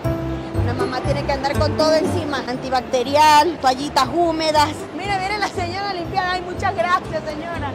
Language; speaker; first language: Spanish; native; Spanish